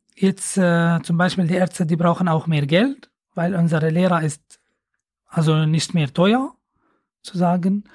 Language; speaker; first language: German; non-native, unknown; Arabic